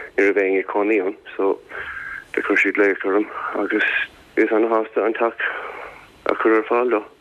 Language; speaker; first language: Irish; native; Irish